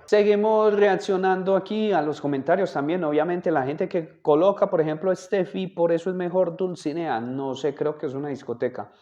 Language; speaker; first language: Spanish; native; Spanish